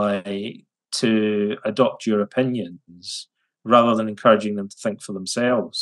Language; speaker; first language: English; native; English